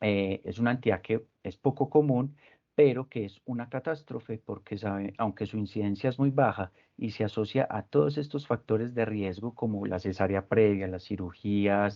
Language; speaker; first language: Spanish; native; Spanish